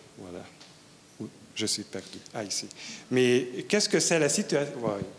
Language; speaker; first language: French; non-native, fluent; Hungarian